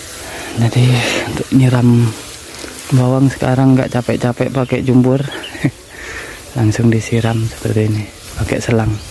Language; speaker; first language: Indonesian; non-native, local second language; Madurese